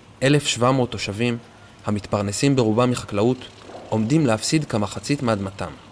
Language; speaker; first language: Hebrew; native; Hebrew